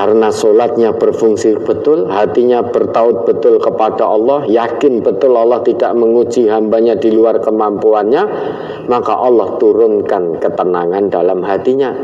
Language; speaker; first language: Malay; non-native, local second language; Javanese